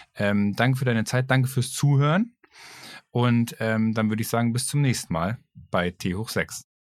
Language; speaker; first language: German; native; German